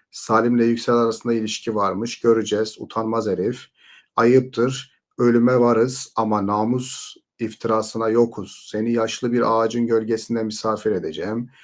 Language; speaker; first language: Turkish; native; Turkish